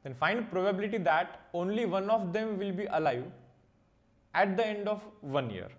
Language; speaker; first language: English; non-native, local second language; Marathi